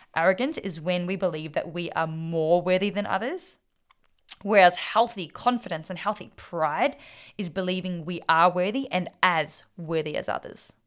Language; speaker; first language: English; non-native, local second language; Vietnamese